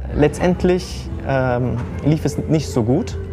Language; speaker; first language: German; native; German